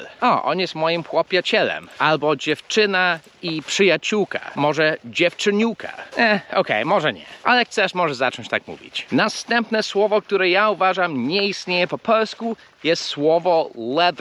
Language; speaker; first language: Polish; early bilingual, heritage; English